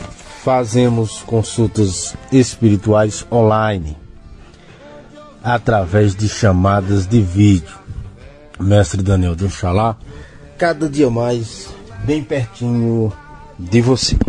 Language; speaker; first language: Portuguese; native; Portuguese